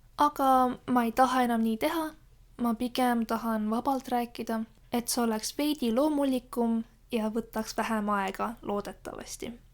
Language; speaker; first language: Estonian; native; Estonian